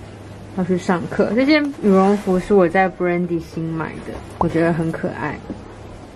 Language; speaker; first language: Chinese; native; Chinese